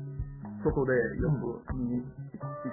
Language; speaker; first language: Japanese; non-native, learner; Italian